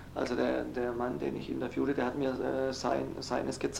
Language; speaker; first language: German; native; German